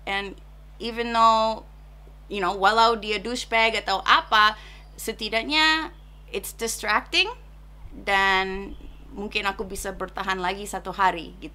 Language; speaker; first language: Indonesian; non-native, fluent; English